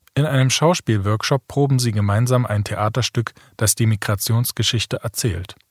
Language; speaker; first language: German; native; German